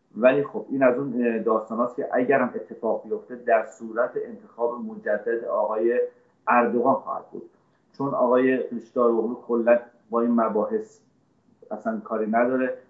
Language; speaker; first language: Persian; native; Persian